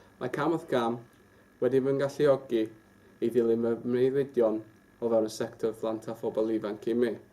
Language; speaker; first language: Welsh; non-native, local second language; English